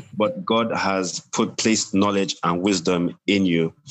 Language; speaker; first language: English; non-native, local second language; Yoruba